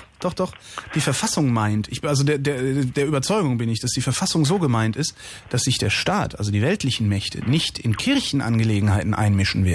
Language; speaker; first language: German; native; German